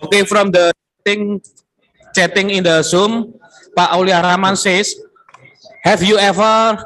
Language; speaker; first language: English; non-native, learner; Indonesian